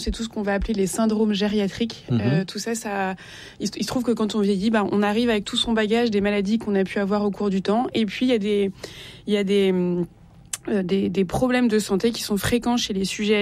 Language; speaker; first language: French; native; French